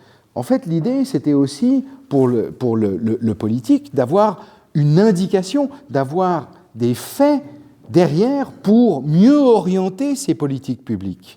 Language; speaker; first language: French; native; French